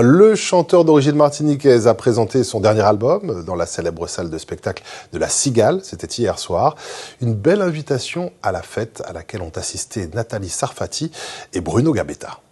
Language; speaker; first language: French; native; French